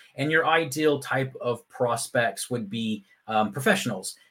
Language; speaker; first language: English; native; English